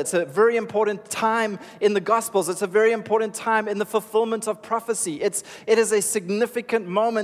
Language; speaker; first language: English; native; English